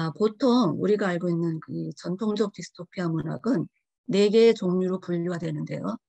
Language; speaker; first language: Korean; early bilingual, heritage; Korean